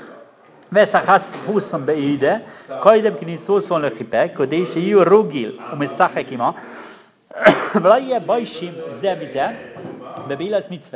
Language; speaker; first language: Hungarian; native; Hungarian